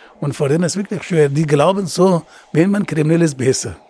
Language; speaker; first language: German; non-native, learner; Persian